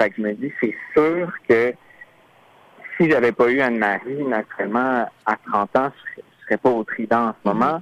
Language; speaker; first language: French; native; French